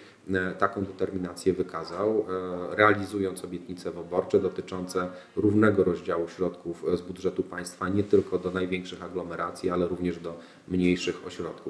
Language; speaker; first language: Polish; native; Polish